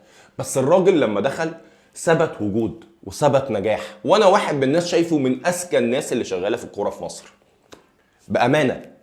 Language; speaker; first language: Arabic; native; Arabic